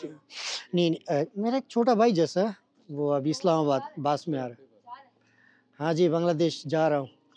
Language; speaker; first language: Hindi; non-native, fluent; Bangla